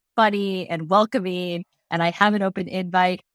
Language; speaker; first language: English; native; English